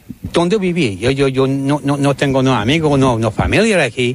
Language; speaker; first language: Spanish; non-native, learner; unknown